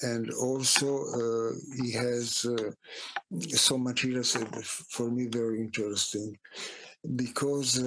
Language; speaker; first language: English; non-native, fluent; Italian